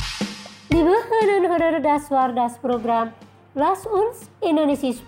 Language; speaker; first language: German; non-native, fluent; Indonesian